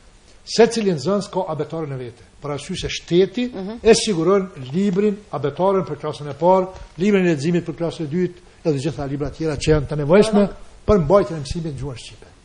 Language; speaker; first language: Albanian; native; Albanian